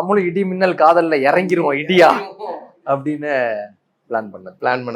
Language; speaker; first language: Tamil; native; Tamil